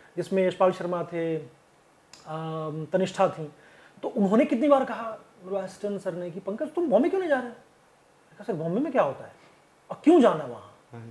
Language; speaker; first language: Hindi; native; Hindi